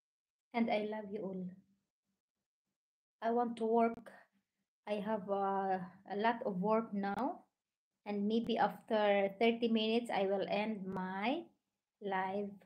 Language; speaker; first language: English; non-native, learner; Filipino